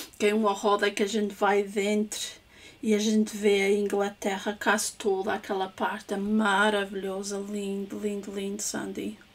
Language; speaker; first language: Portuguese; early bilingual, heritage; English